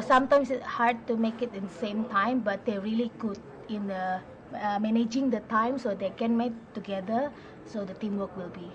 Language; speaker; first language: English; non-native, fluent; Indonesian